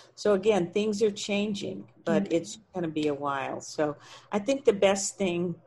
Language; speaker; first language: English; native; English